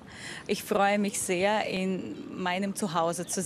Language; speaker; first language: German; non-native, fluent; Russian